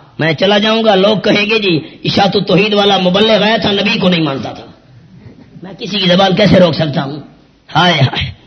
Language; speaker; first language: Urdu; non-native, local second language; Pashto